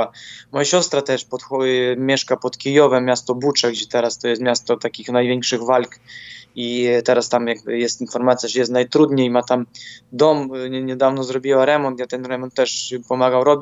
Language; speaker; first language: Polish; non-native, fluent; Ukrainian